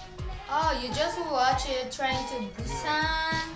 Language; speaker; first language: English; non-native, learner; Korean